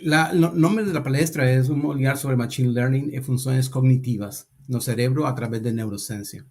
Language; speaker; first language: Portuguese; non-native, learner; Spanish